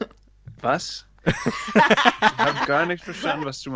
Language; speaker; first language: German; non-native, fluent; English